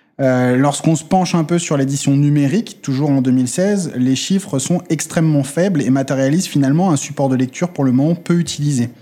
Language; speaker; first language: French; native; French